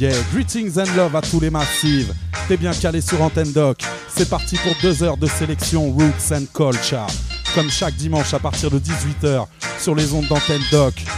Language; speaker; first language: French; native; French